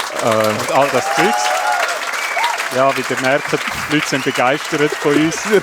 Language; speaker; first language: German; native; German